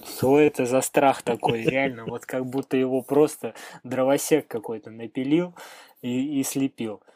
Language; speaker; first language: Russian; native; Russian